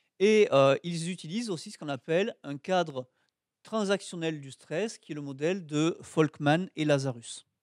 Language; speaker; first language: French; native; French